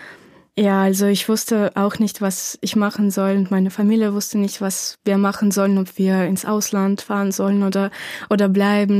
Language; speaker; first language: German; non-native, fluent; Ukrainian